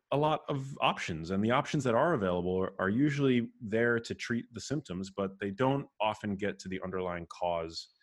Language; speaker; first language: English; native; English